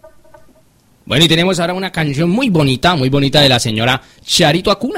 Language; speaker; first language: Spanish; native; Spanish